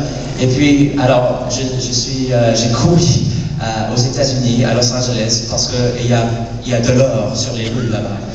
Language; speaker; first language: French; non-native, fluent; English